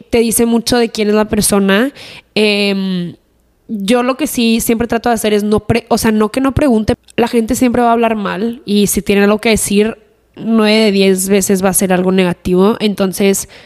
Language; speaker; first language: Spanish; native; Spanish